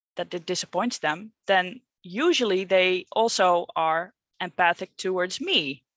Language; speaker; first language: English; non-native, fluent; Dutch